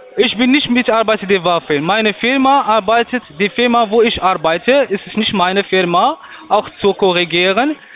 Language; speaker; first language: German; non-native, learner; Arabic